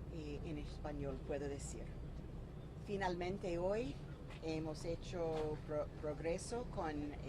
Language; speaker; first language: Spanish; non-native, fluent; English